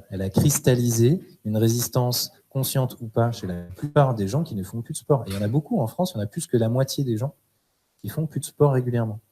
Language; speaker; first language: French; native; French